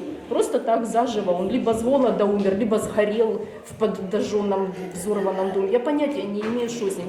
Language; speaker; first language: Russian; native; Russian